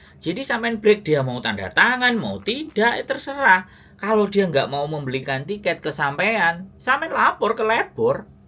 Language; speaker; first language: Indonesian; non-native, local second language; Javanese